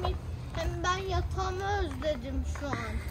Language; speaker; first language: Turkish; early bilingual, heritage; Turkish